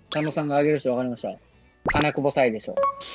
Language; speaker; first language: Japanese; native; Japanese